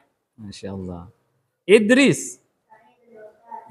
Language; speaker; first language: Arabic; non-native, fluent; Indonesian